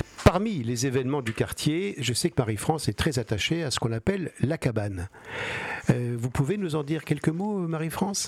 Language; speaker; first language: French; native; French